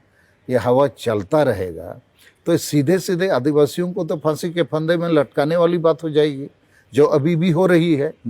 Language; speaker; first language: Hindi; non-native, local second language; Santali